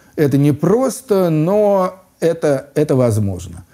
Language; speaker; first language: Russian; native; Russian